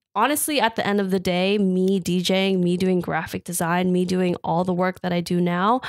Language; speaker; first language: English; native; English